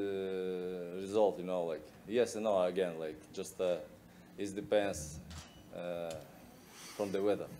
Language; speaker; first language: English; non-native, learner; Russian